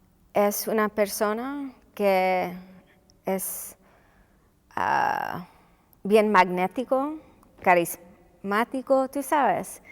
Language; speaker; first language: Spanish; non-native, local second language; English